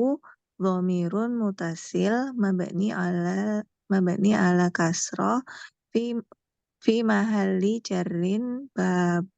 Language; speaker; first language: Arabic; non-native, learner; Indonesian